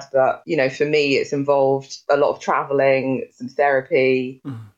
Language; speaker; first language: English; native; English